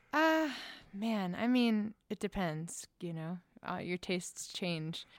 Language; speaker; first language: English; native; English